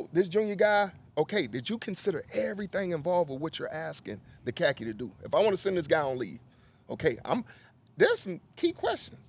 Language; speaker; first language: English; native; English